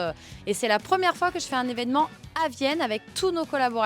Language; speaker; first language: French; native; French